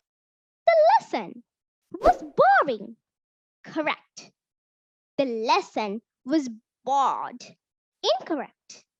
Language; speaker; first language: English; non-native, local second language; Sinhala